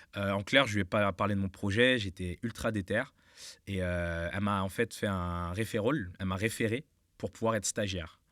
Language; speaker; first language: French; native; French